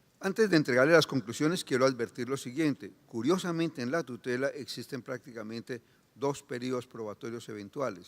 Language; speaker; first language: Spanish; native; Spanish